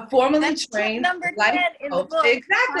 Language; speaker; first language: English; native; English